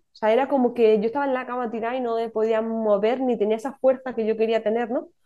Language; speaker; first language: Spanish; native; Spanish